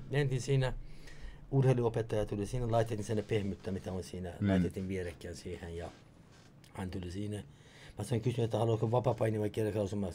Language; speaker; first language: Finnish; non-native, fluent; Persian